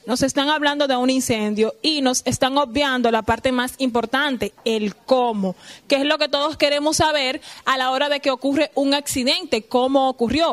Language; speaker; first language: Spanish; native; Spanish